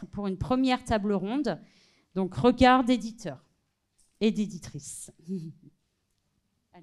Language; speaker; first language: French; native; French